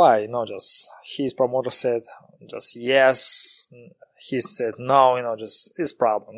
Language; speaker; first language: English; non-native, learner; Kazakh